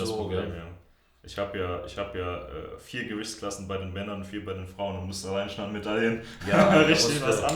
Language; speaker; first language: German; native; German